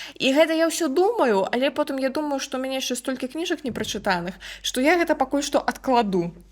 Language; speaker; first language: Belarusian; non-native, local second language; Russian